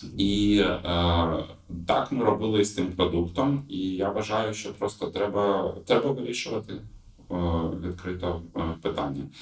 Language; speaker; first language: Ukrainian; non-native, local second language; Russian